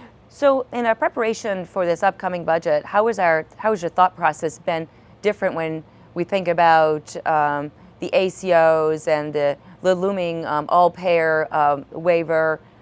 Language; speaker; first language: English; native; English